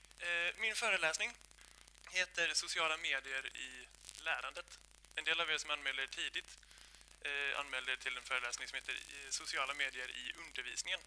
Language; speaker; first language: Swedish; native; Swedish